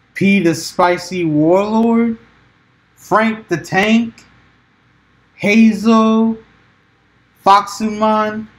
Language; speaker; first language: English; native; English